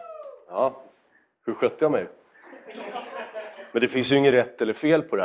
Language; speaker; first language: Swedish; native; Swedish